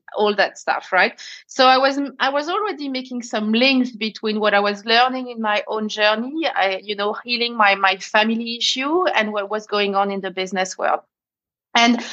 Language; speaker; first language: English; non-native, fluent; French